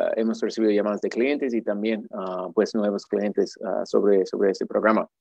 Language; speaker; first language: Spanish; non-native, fluent; English